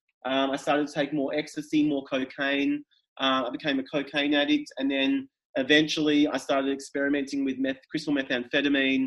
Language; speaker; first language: English; native; English